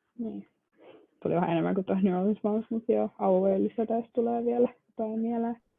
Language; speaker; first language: Finnish; early bilingual, other home language; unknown